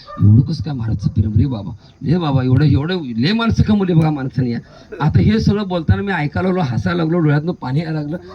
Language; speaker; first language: Marathi; native; Marathi